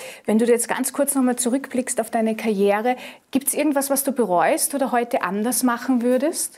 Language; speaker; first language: German; native; German